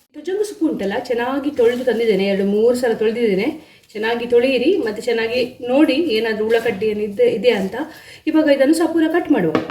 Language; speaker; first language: Kannada; non-native, local second language; Konkani